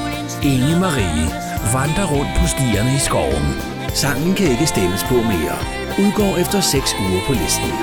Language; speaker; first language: Danish; native; Danish